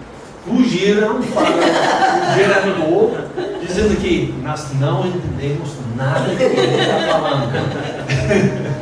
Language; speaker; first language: Portuguese; non-native, fluent; English